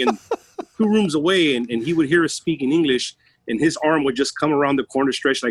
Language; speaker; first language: English; early bilingual, other home language; Spanish